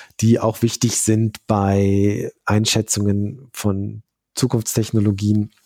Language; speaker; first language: German; native; German